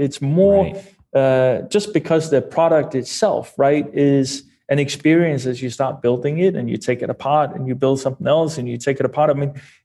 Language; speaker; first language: English; non-native, fluent; Danish